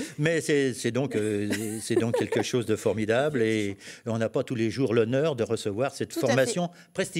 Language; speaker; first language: French; native; French